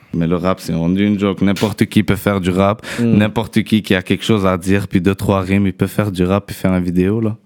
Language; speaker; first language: French; early bilingual, other home language; Arabic